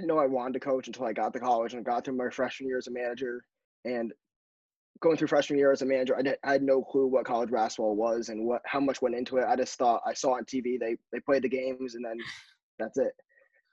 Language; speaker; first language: English; native; English